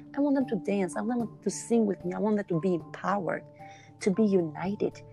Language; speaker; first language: English; non-native, fluent; Albanian